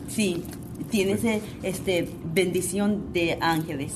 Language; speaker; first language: Spanish; non-native, fluent; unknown